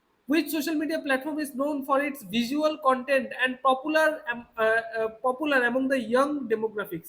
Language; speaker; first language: English; non-native, local second language; Bangla